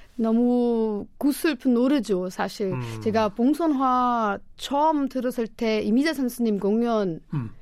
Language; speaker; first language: Korean; non-native, fluent; German